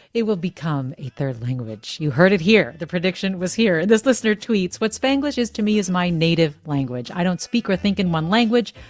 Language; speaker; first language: English; native; English